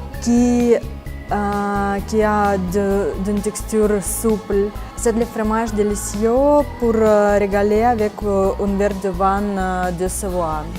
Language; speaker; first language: French; non-native, fluent; Russian